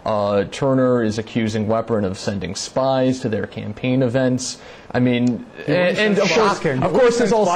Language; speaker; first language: English; native; English